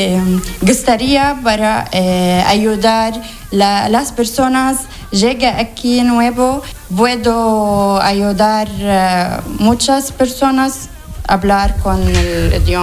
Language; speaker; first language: Spanish; non-native, learner; Arabic